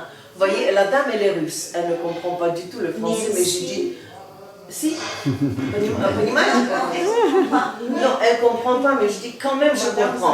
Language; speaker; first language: French; non-native, fluent; Bulgarian